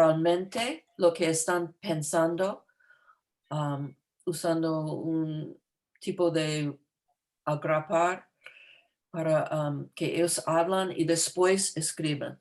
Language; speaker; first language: Spanish; non-native, fluent; English